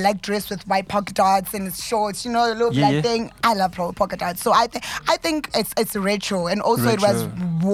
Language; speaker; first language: English; non-native, local second language; Zulu